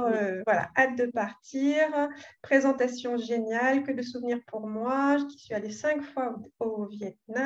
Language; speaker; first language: French; native; French